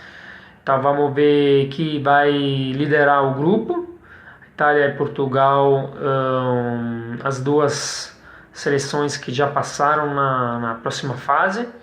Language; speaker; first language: Portuguese; non-native, fluent; Italian